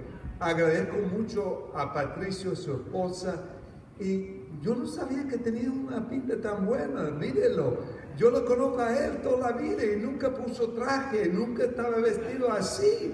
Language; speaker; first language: Spanish; non-native, fluent; English